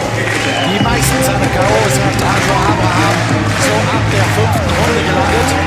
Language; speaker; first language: German; native; German